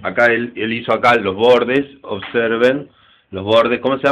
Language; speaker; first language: Spanish; native; Spanish